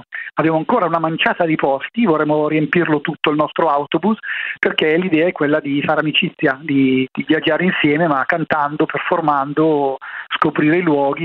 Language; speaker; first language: Italian; native; Italian